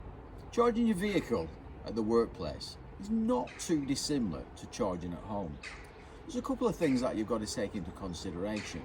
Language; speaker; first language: English; native; English